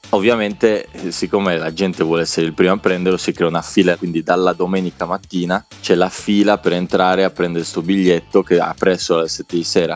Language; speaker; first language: Italian; native; Italian